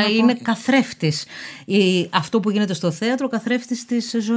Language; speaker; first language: Greek; native; Greek